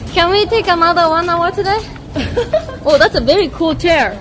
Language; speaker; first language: English; non-native, fluent; Japanese